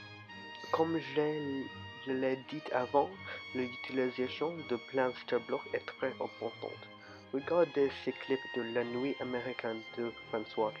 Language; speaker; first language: French; non-native, learner; English